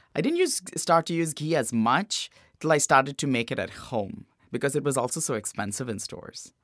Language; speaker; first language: English; non-native, local second language; Hindi